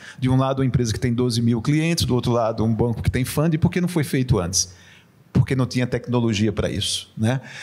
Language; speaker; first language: Portuguese; native; Portuguese